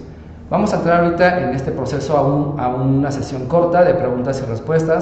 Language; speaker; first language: Spanish; native; Spanish